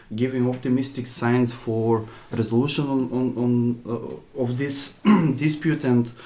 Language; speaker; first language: English; non-native, fluent; Macedonian